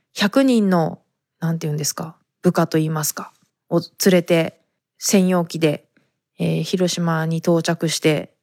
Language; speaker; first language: Japanese; native; Japanese